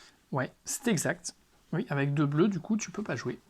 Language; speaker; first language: French; native; French